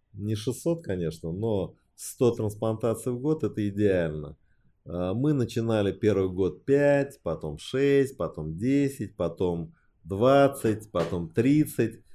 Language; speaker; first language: Russian; early bilingual, other home language; Chinese